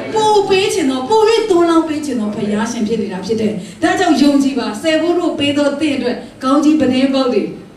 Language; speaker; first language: Burmese; non-native, local second language; Kachin